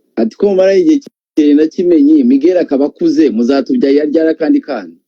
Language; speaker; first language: Kinyarwanda; native; Kinyarwanda